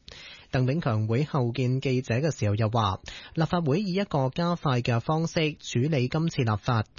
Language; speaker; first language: Cantonese; native; Cantonese